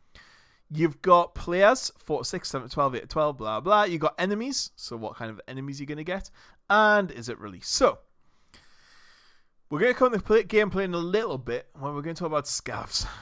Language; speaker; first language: English; native; English